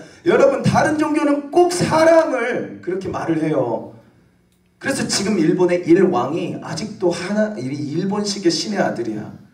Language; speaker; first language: Korean; native; Korean